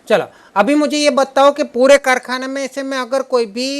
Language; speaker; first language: Hindi; non-native, local second language; Gujarati